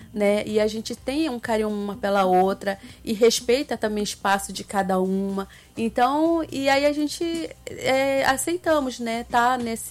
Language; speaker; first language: Portuguese; non-native, local second language; Ticuna